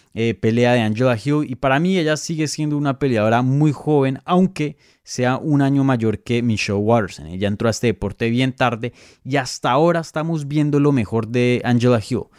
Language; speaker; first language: Spanish; native; Spanish